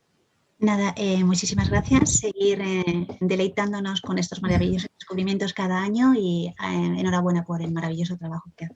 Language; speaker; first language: Spanish; native; Spanish